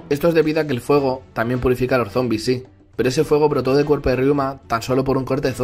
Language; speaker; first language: Spanish; native; Spanish